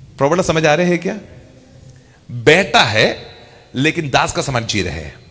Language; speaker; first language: Hindi; non-native, local second language; Malayalam